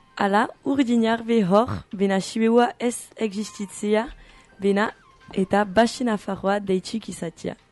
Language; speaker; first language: Basque; native; Basque